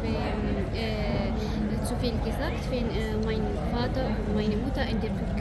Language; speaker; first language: German; non-native, learner; Arabic